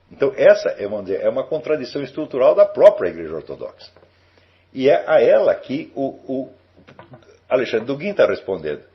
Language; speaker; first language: Portuguese; native; Portuguese